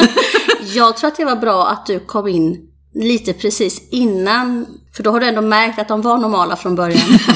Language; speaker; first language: Swedish; native; Swedish